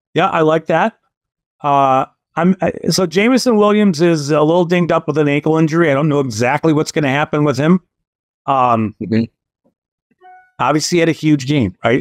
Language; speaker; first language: English; native; English